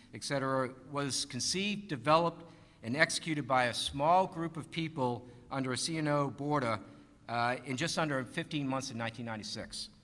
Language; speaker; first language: English; native; English